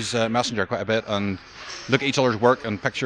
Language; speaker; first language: English; native; English